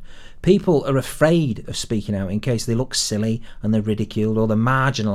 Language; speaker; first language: English; native; English